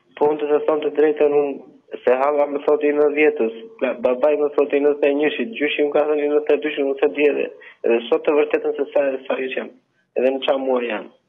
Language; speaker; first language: Albanian; native; Albanian